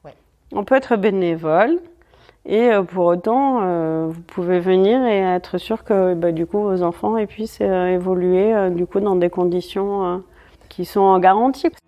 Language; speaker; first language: French; native; French